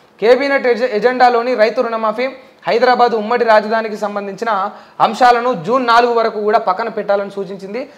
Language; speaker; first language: Telugu; native; Telugu